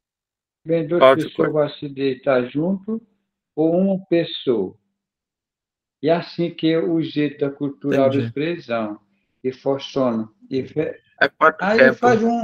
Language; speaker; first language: Portuguese; non-native, local second language; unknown